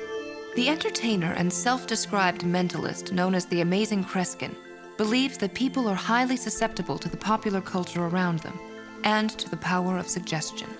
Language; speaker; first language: English; native; English